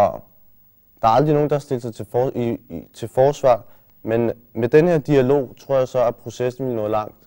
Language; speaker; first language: Danish; early bilingual, other home language; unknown